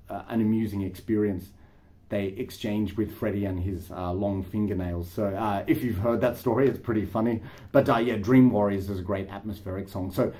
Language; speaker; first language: English; native; English